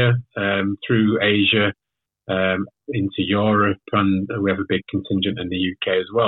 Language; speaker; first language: English; native; English